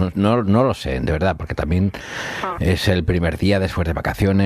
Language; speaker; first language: Spanish; native; Spanish